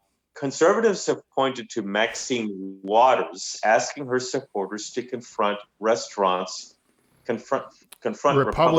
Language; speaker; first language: English; native; English